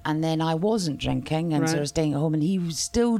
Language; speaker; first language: English; native; English